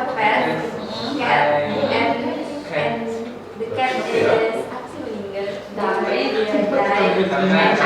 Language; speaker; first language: English; non-native, learner; Indonesian